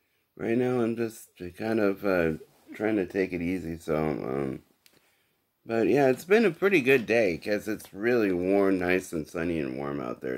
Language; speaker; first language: English; native; English